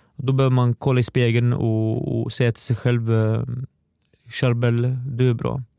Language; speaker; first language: Swedish; early bilingual, other home language; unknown